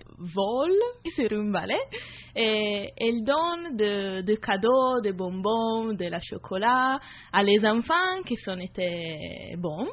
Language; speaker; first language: French; non-native, learner; Italian